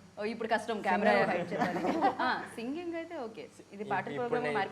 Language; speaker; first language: Telugu; native; Telugu